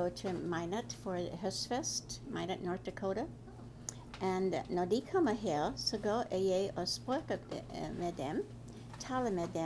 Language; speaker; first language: Norwegian; early bilingual, heritage; Norwegian